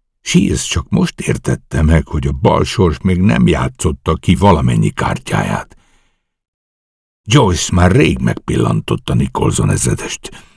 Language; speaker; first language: Hungarian; native; Hungarian